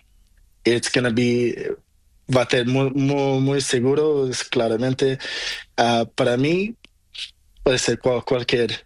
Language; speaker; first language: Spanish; non-native, learner; Portuguese